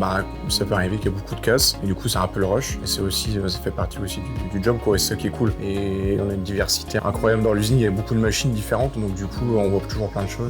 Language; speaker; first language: French; native; French